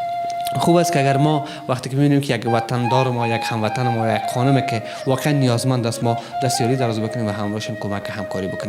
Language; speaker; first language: Persian; native; Persian